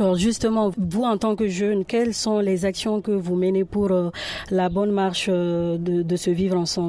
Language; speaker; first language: French; non-native, local second language; Bambara